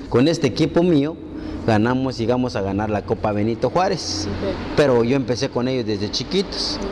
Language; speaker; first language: Spanish; native; Spanish